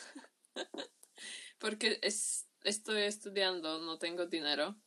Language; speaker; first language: Spanish; non-native, fluent; Slovak